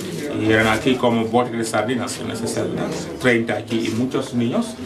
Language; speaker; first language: Spanish; non-native, learner; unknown